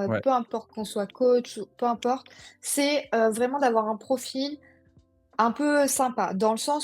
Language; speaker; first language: French; native; French